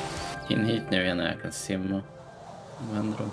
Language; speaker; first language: Swedish; native; Swedish